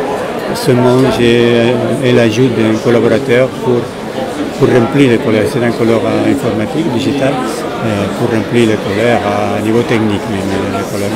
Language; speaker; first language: French; non-native, fluent; Spanish